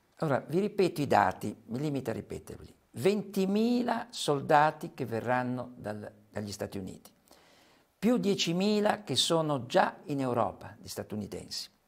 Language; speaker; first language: Italian; native; Italian